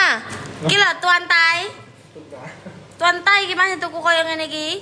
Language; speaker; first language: Vietnamese; non-native, learner; Javanese